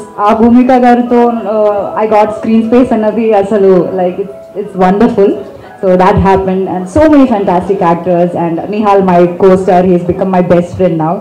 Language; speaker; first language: Telugu; non-native, fluent; Malayalam